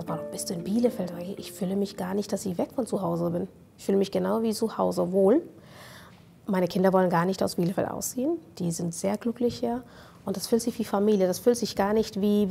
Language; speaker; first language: German; non-native, fluent; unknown